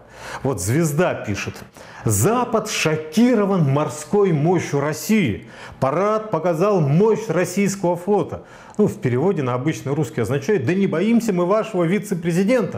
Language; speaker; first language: Russian; native; Russian